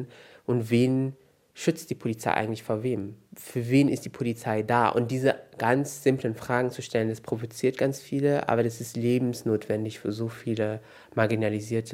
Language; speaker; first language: German; native; German